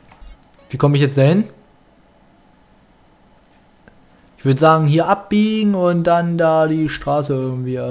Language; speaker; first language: German; native; German